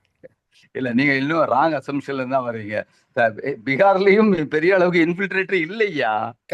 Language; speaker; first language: Tamil; native; Tamil